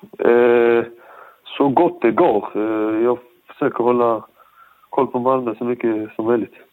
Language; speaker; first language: Swedish; early bilingual, other home language; Persian